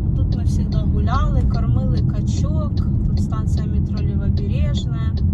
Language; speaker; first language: Ukrainian; native; Ukrainian